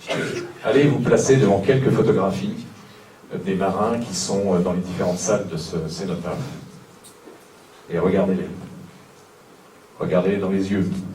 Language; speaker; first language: French; native; French